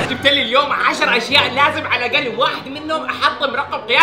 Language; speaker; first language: Arabic; native; Arabic